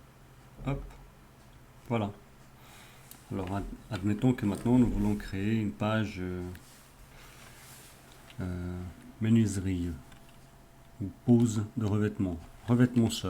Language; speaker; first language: French; native; French